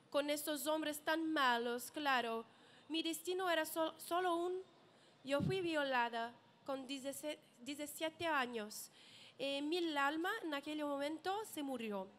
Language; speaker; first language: Spanish; non-native, learner; Portuguese